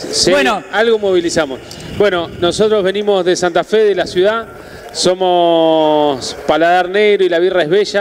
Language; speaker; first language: Spanish; native; Spanish